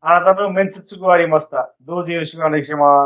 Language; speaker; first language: Japanese; non-native, fluent; Bangla